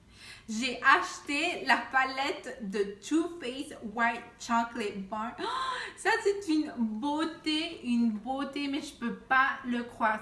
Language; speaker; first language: French; non-native, fluent; Spanish